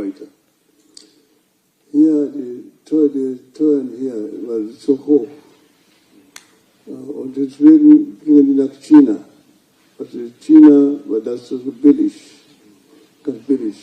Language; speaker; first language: German; non-native, fluent; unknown